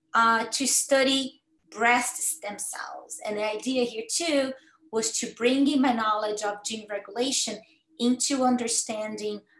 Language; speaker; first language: English; non-native, fluent; Portuguese